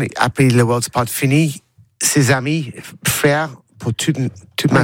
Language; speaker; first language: French; non-native, learner; English